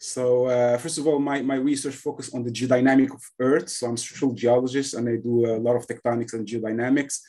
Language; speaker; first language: English; non-native, fluent; Arabic